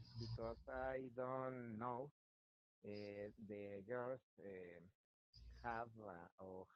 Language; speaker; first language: English; non-native, learner; Spanish